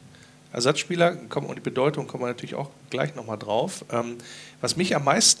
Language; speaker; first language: German; native; German